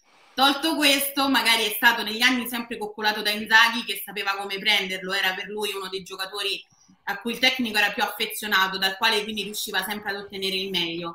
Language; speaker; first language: Italian; native; Italian